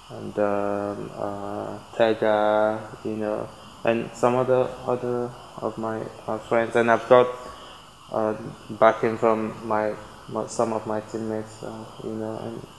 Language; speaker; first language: English; non-native, local second language; Igbo